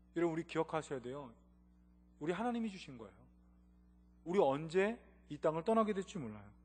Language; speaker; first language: Korean; native; Korean